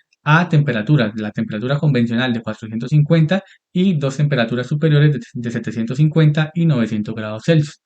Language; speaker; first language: Spanish; native; Spanish